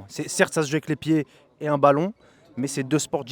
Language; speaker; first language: French; native; French